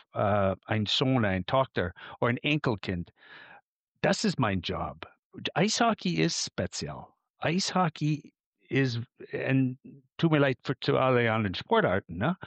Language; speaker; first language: German; non-native, fluent; English